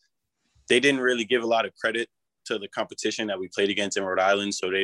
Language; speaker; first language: English; native; English